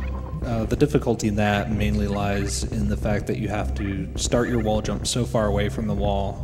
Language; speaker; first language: English; native; English